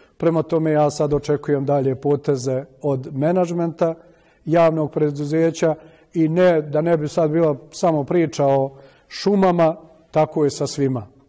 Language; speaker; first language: Serbian; native; Serbian